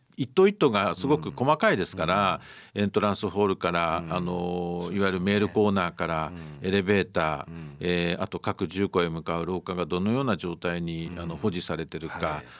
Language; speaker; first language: Japanese; native; Japanese